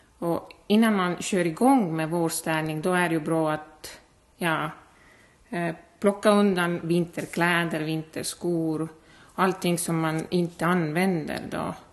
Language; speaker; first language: Swedish; non-native, fluent; Estonian